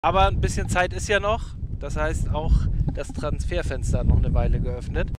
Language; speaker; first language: German; native; German